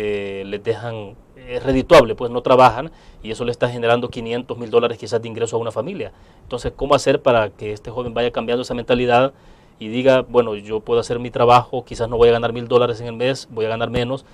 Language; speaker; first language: Spanish; native; Spanish